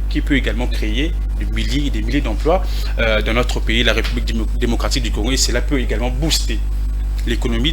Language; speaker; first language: French; non-native, local second language; Lingala